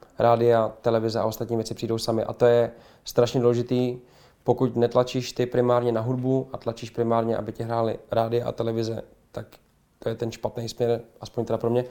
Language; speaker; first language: Czech; native; Czech